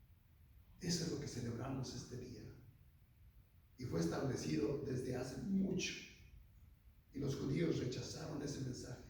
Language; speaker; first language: Spanish; native; Spanish